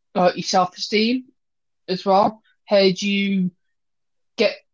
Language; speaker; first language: English; native; English